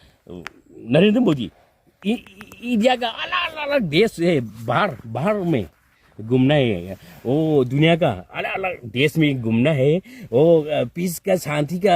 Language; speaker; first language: Hindi; non-native, local second language; Manipuri